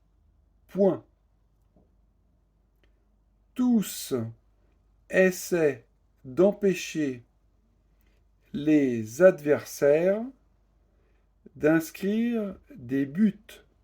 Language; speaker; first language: French; native; French